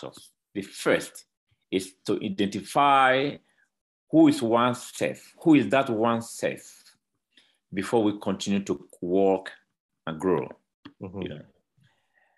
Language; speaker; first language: English; non-native, local second language; Bini